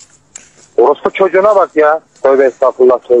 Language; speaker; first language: Turkish; native; Turkish